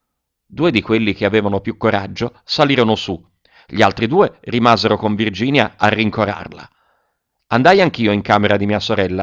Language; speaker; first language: Italian; native; Italian